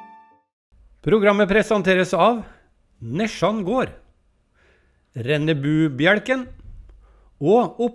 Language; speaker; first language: Norwegian; native; Norwegian